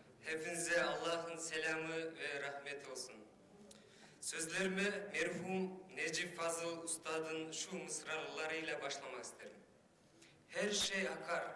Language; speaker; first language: Turkish; non-native, fluent; Kyrgyz